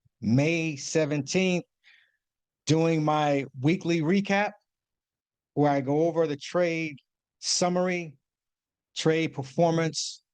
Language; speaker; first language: English; native; English